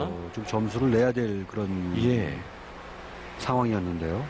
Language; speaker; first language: Korean; native; Korean